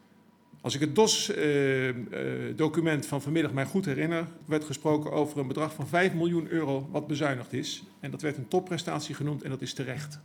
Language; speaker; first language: Dutch; native; Dutch